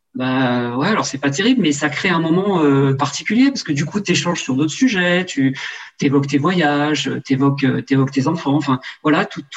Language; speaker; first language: French; native; French